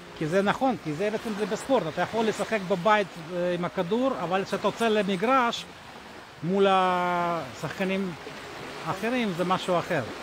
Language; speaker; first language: Hebrew; non-native, fluent; Russian